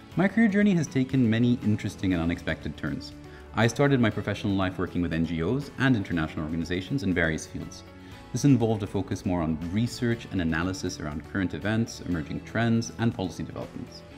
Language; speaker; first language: English; non-native, fluent; Arabic